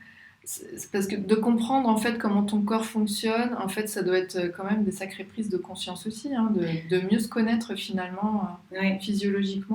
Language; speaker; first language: French; native; French